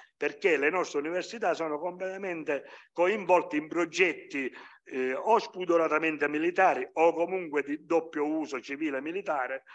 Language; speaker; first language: Italian; native; Italian